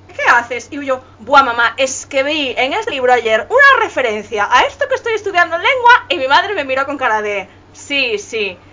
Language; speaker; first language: Spanish; native; Spanish